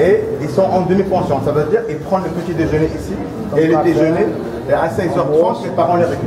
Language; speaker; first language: French; non-native, local second language; Arabic